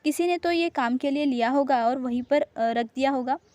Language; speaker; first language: Hindi; non-native, local second language; Marathi